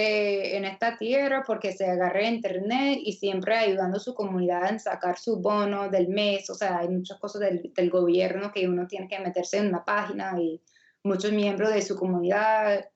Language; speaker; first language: Spanish; non-native, fluent; English